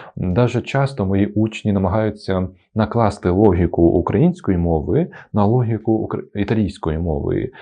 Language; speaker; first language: Ukrainian; non-native, fluent; Italian